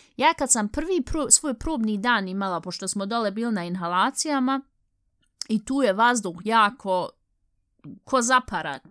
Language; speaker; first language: Bosnian; early bilingual, heritage; Bosnian